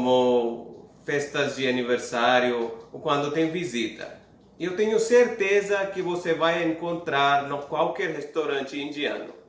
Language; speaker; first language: Portuguese; non-native, fluent; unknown